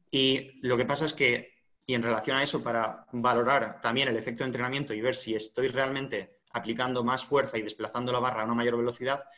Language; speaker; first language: Spanish; native; Spanish